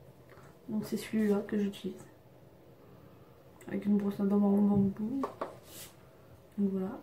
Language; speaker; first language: French; native; French